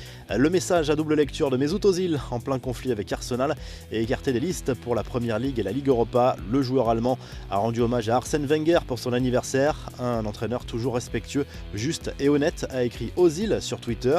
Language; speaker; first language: French; native; French